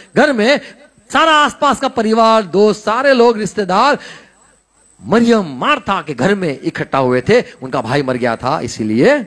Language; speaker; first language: Hindi; non-native, local second language; Gujarati